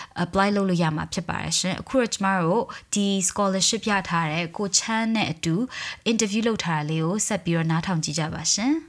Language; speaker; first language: Burmese; native; Burmese